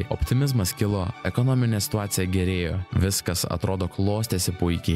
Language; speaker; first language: Lithuanian; native; Lithuanian